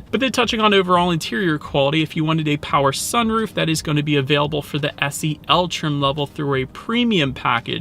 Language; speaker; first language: English; native; English